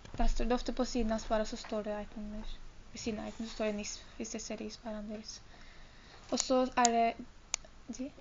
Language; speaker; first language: Norwegian; early bilingual, other home language; Urdu